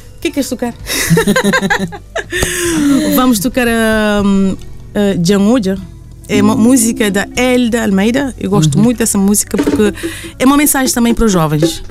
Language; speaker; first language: Portuguese; non-native, local second language; Kabuverdianu